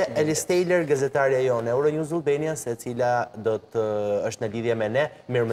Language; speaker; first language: Albanian; native; Albanian